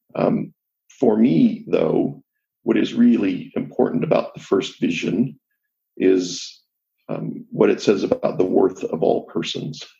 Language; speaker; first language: English; native; English